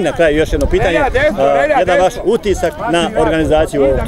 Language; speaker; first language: Serbian; native; Serbian